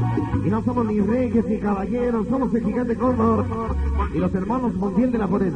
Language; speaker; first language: Spanish; native; Spanish